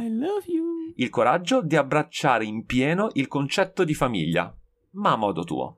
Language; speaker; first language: Italian; native; Italian